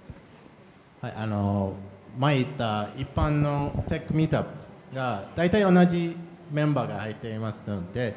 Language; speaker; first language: Japanese; non-native, fluent; English